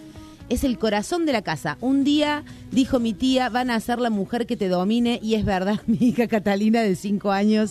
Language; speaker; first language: Spanish; native; Spanish